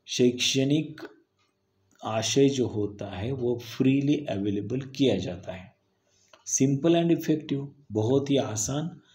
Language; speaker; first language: Hindi; non-native, local second language; Marathi